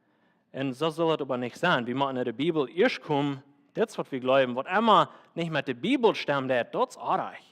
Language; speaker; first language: German; non-native, learner; Plautdietsch